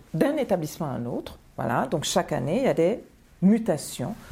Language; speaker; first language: French; non-native, local second language; Bambara